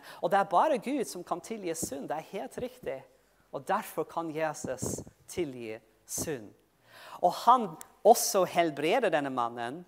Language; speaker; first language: Norwegian; non-native, fluent; English